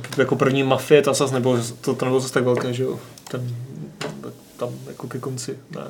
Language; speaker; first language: Czech; native; Czech